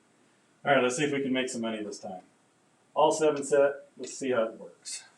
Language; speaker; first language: English; native; English